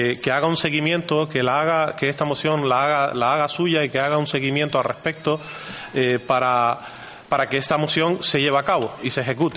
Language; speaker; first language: Spanish; native; Spanish